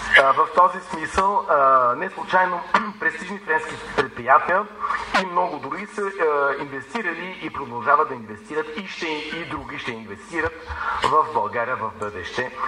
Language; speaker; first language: Bulgarian; non-native, fluent; French